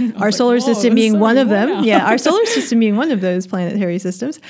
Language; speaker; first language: English; native; English